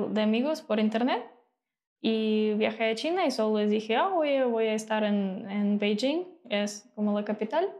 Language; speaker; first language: Spanish; non-native, fluent; Ukrainian